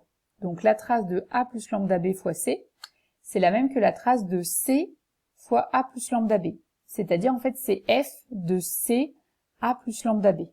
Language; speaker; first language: French; native; French